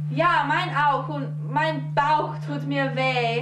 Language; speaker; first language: German; non-native, learner; English